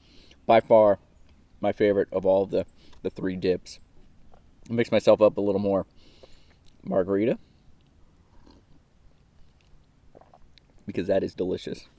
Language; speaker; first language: English; native; English